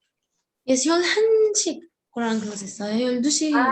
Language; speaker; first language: Korean; non-native, learner; Arabic